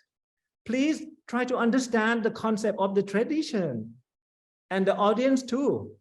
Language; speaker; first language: English; non-native, fluent; Thai